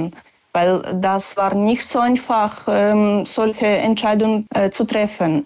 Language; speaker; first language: German; non-native, learner; Ukrainian